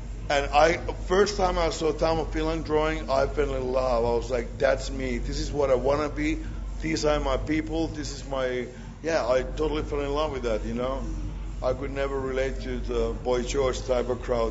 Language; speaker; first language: English; non-native, fluent; Finnish